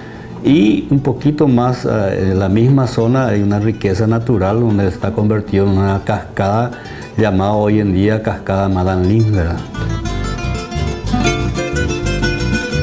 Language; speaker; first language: Spanish; native; Spanish